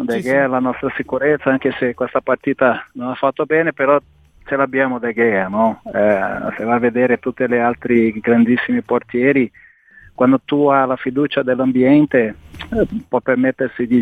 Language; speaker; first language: Italian; non-native, fluent; Portuguese